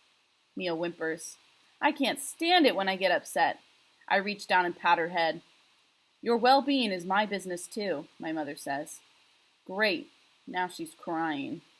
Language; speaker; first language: English; native; English